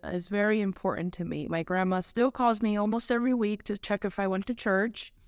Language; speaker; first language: English; native; English